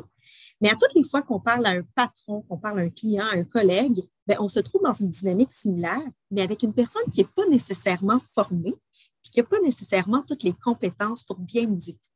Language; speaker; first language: French; native; French